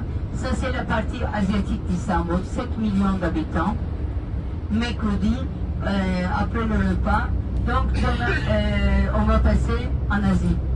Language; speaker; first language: French; non-native, fluent; Turkish